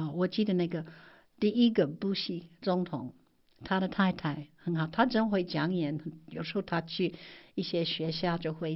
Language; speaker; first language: Chinese; non-native, fluent; English